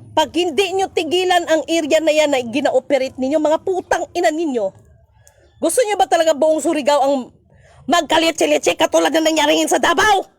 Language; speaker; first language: Filipino; non-native, local second language; Cebuano